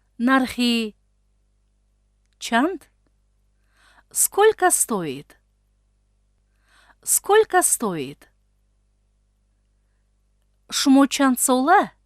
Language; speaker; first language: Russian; non-native, fluent; Tajik